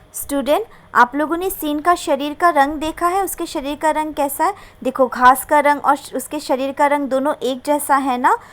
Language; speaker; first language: Hindi; non-native, local second language; Bangla